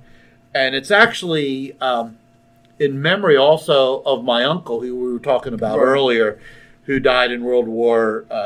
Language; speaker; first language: English; native; English